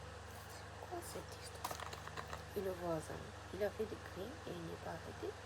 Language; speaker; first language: French; non-native, fluent; Japanese